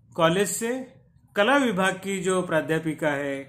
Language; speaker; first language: Hindi; non-native, local second language; Marathi